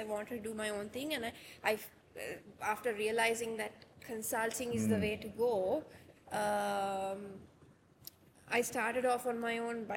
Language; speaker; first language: English; non-native, local second language; Sinhala